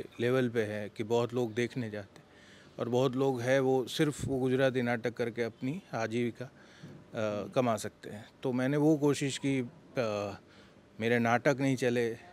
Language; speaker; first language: Hindi; non-native, local second language; Gujarati